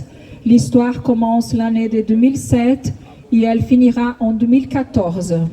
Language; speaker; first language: French; non-native, fluent; Portuguese